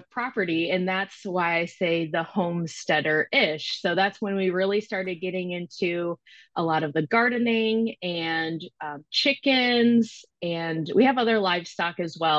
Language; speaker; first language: English; native; English